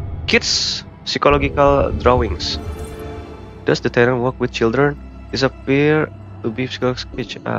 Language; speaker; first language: English; non-native, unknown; Indonesian